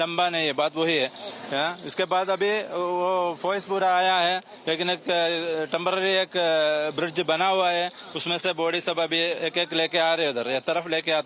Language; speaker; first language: Hindi; non-native, local second language; Malayalam